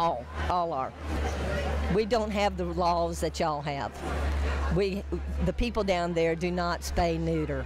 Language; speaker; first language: English; native; English